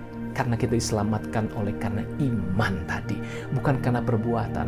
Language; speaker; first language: Indonesian; native; Indonesian